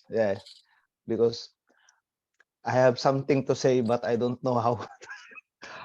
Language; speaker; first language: English; non-native, learner; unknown